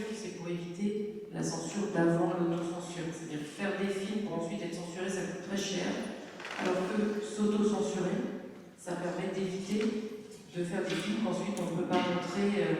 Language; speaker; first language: French; native; French